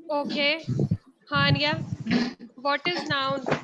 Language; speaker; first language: English; non-native, local second language; Urdu